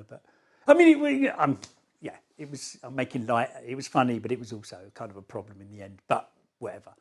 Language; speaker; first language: English; native; English